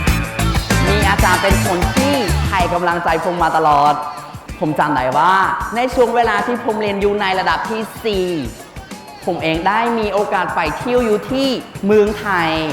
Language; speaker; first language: Thai; non-native, fluent; Khmer